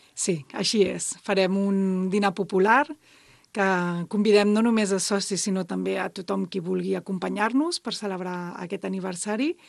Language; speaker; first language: Catalan; native; Catalan